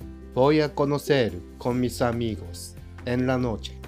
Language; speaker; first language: Spanish; non-native, learner; Japanese